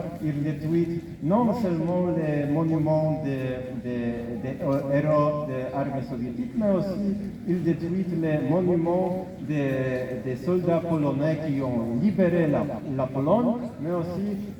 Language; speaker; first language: French; non-native, fluent; Polish